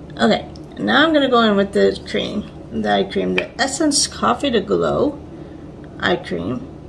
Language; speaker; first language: English; native; English